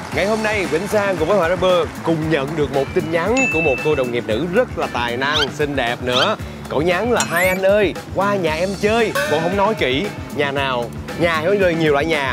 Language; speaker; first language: Vietnamese; native; Vietnamese